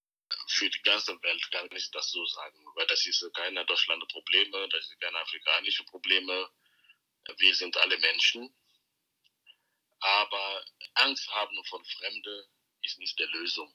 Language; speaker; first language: German; non-native, fluent; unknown